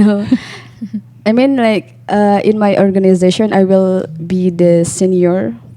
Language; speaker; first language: English; non-native, learner; Indonesian